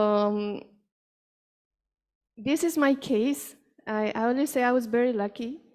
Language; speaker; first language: English; non-native, fluent; Spanish